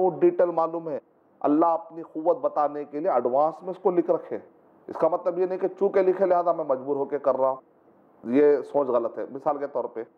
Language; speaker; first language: Urdu; native; Urdu